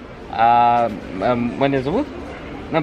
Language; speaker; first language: Russian; non-native, learner; Hindi